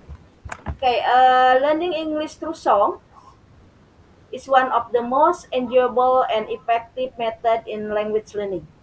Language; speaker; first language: English; non-native, learner; Indonesian